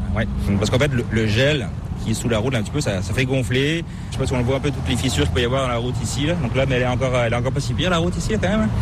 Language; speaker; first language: French; native; French